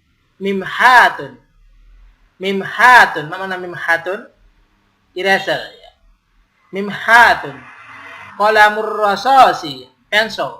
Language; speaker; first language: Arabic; non-native, fluent; Indonesian